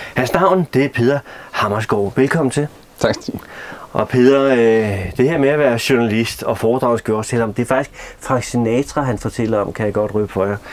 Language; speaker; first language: Danish; native; Danish